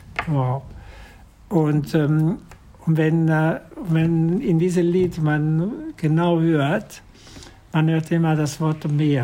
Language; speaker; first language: German; non-native, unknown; Italian